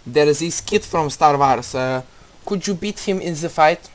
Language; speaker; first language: English; non-native, learner; Russian